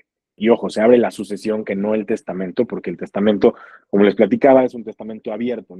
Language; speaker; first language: Spanish; native; Spanish